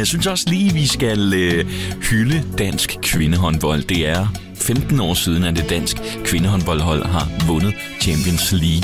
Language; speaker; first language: Danish; native; Danish